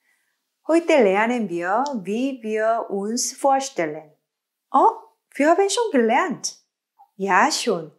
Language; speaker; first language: German; non-native, learner; Korean